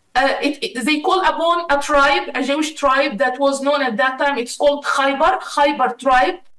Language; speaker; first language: English; non-native, fluent; Arabic